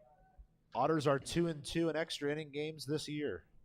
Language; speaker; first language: English; native; English